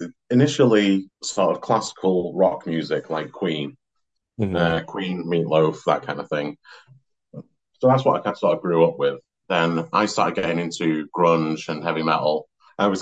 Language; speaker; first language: English; native; English